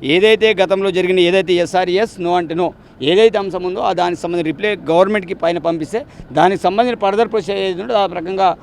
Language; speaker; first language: Telugu; non-native, local second language; Gondi